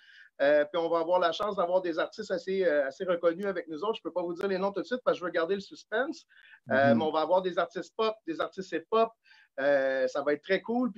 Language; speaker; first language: French; native; French